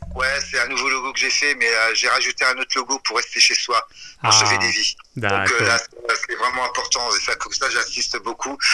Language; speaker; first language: French; native; French